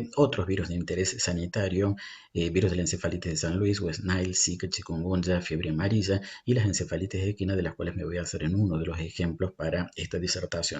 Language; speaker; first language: Spanish; native; Spanish